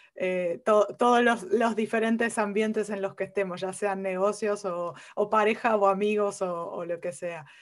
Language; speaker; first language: Spanish; native; Spanish